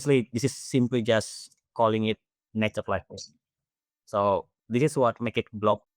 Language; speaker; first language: English; non-native, fluent; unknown